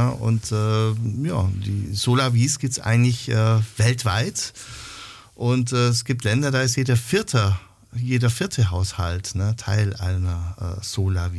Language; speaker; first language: German; native; German